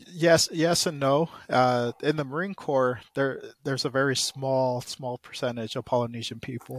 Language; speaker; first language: English; native; English